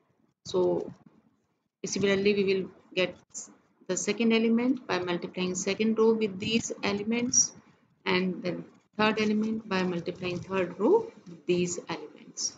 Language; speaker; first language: English; non-native, local second language; Hindi